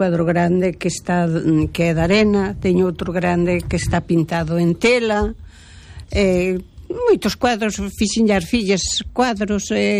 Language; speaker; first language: Galician; native; Galician